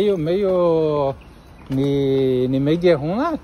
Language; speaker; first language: Chinese; non-native, learner; English